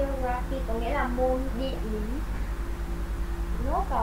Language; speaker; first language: Vietnamese; native; Vietnamese